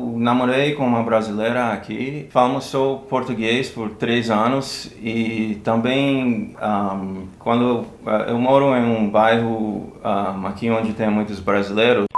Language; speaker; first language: Portuguese; non-native, fluent; English